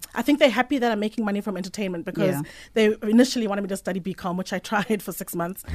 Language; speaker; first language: English; native; English